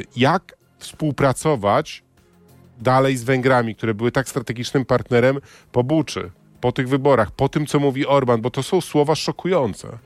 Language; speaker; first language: Polish; native; Polish